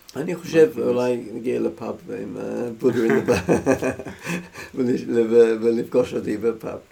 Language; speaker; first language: Hebrew; non-native, fluent; English